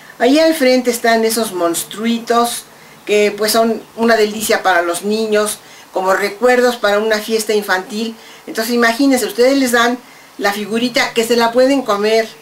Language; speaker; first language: Spanish; native; Spanish